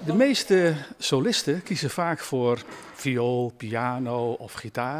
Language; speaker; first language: Dutch; native; Dutch